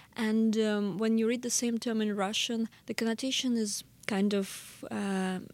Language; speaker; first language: English; non-native, fluent; Russian